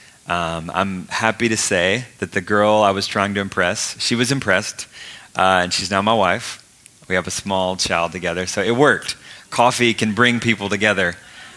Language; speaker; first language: English; native; English